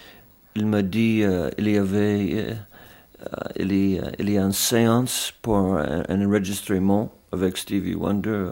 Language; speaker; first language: French; non-native, fluent; English